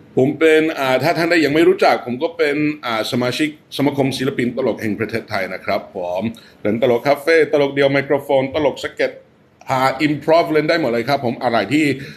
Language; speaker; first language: Thai; non-native, fluent; English